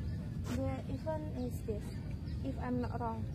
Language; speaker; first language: English; non-native, learner; Javanese